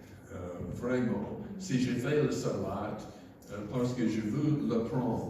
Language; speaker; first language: French; non-native, fluent; English